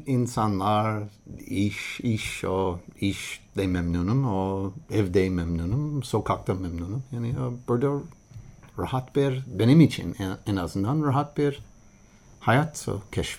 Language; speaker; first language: Turkish; non-native, learner; English